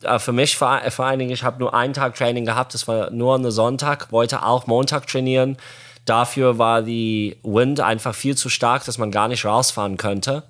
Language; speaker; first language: German; non-native, fluent; Arabic